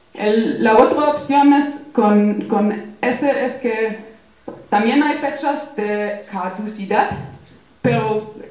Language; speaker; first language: Spanish; non-native, fluent; German